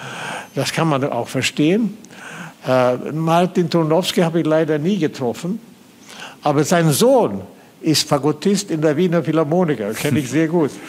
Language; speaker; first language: German; non-native, fluent; Swedish